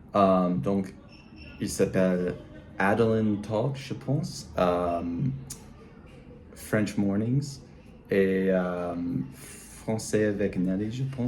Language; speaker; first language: French; non-native, learner; English